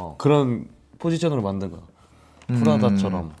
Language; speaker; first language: Korean; native; Korean